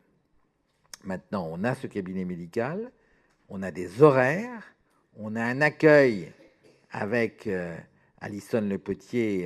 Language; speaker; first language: French; native; French